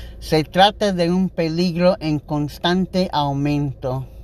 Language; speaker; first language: Spanish; non-native, learner; English